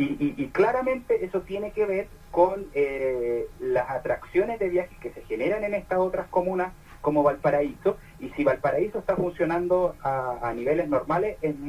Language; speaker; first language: Spanish; native; Spanish